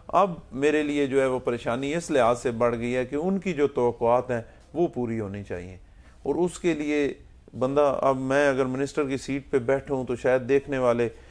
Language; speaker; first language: Urdu; non-native, local second language; Punjabi